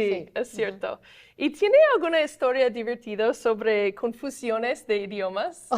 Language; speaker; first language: Spanish; non-native, fluent; English